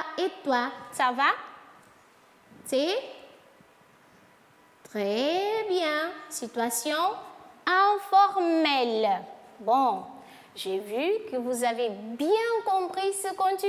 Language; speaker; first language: French; non-native, fluent; Portuguese